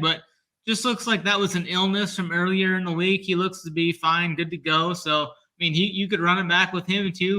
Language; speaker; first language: English; native; English